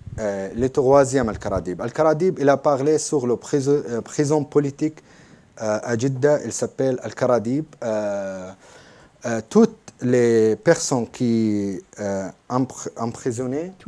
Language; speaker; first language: French; non-native, learner; Arabic